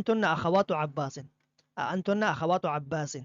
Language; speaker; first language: Arabic; non-native, fluent; Persian